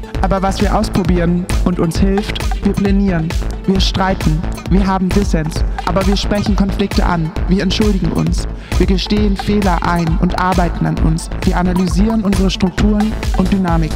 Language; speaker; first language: German; native; German